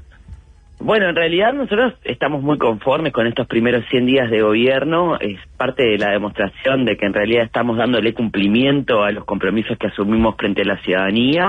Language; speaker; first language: Spanish; native; Spanish